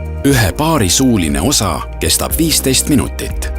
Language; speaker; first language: Estonian; native; Estonian